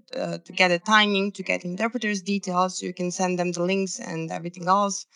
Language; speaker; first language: English; non-native, fluent; Serbian